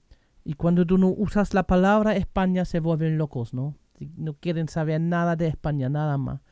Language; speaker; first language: Spanish; non-native, learner; German